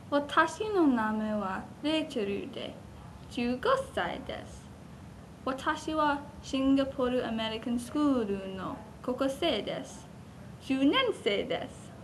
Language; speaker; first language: Japanese; non-native, learner; English